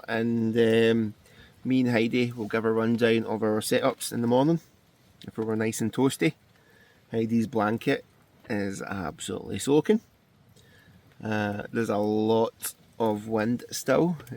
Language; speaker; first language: English; native; English